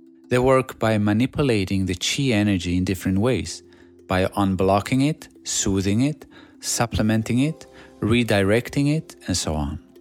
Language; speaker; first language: English; non-native, fluent; Swedish